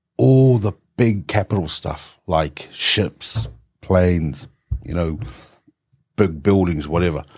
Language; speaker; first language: English; native; English